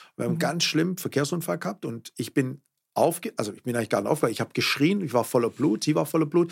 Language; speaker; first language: German; native; German